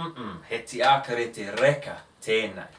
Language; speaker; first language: Māori; non-native, local second language; English